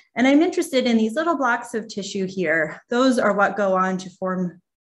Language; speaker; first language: English; native; English